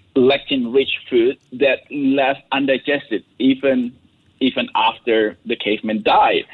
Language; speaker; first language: English; non-native, fluent; Indonesian